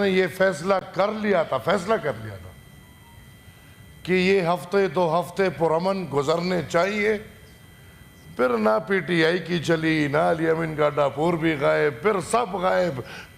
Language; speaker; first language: Urdu; non-native, local second language; Pashto